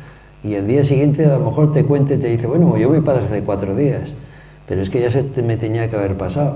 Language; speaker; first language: Spanish; native; Spanish